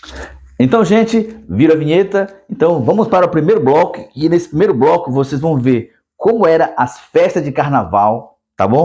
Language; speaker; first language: Portuguese; native; Portuguese